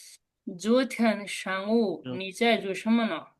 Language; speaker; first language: Chinese; non-native, fluent; Bangla